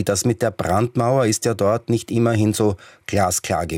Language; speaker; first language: German; native; German